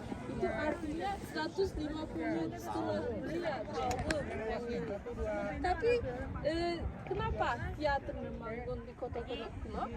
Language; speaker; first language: Indonesian; non-native, learner; Turkish